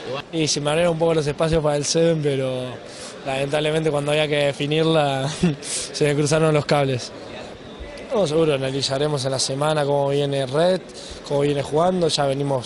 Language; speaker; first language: Spanish; native; Spanish